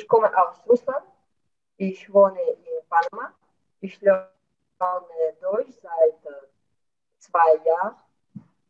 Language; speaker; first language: German; non-native, learner; Russian